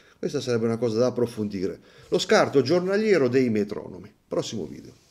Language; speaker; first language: Italian; native; Italian